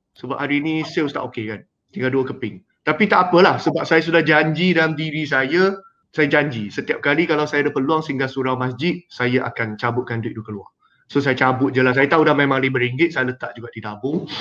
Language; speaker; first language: Malay; non-native, local second language; Chinese